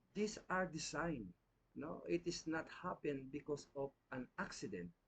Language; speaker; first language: English; non-native, local second language; Filipino